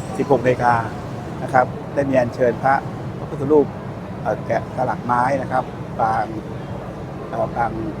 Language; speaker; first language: Thai; native; Thai